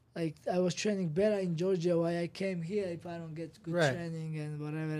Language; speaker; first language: English; non-native, learner; Georgian